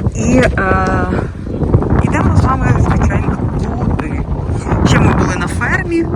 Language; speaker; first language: Ukrainian; native; Ukrainian